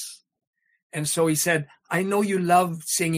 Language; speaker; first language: English; non-native, local second language; Hiligaynon